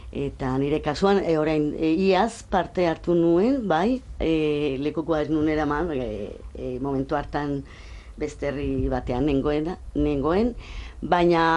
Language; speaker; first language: Basque; non-native, local second language; Spanish